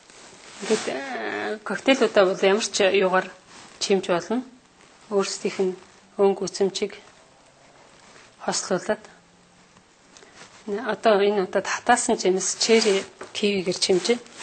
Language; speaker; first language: Mongolian; native; Mongolian